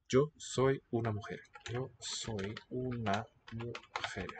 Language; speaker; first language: Spanish; non-native, learner; English